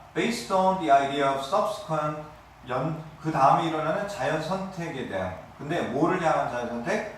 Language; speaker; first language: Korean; native; Korean